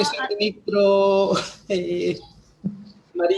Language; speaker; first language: Spanish; native; Spanish